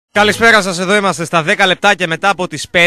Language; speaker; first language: Greek; native; Greek